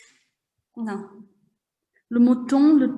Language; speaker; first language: French; non-native, fluent; Vietnamese